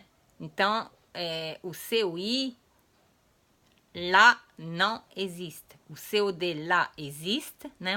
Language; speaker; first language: Portuguese; non-native, fluent; French